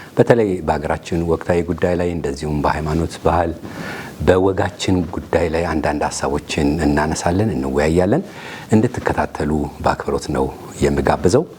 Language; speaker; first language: Amharic; native; Amharic